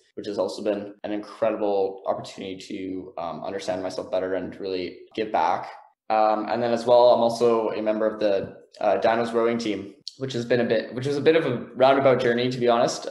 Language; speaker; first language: English; native; English